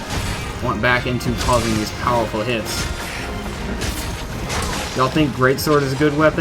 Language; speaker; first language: English; native; English